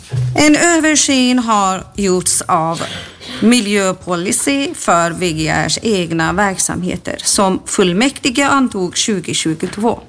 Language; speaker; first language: Swedish; native; Swedish